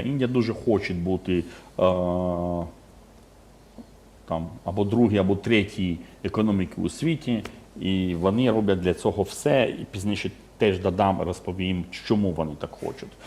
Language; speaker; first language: Ukrainian; non-native, fluent; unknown